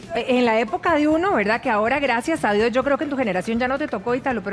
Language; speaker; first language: Spanish; native; Spanish